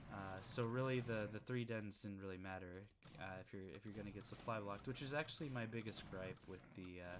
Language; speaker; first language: English; native; English